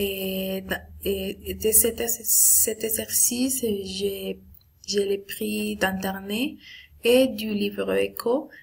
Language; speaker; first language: French; non-native, learner; Spanish